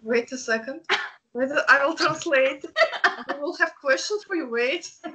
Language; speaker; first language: English; non-native, fluent; Russian